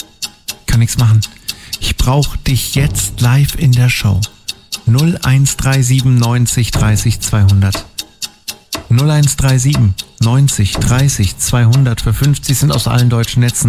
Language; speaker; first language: German; native; German